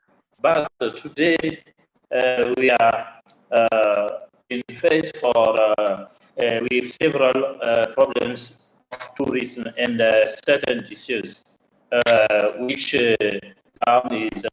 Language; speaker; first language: English; non-native, learner; French